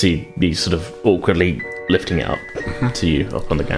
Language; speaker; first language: English; native; English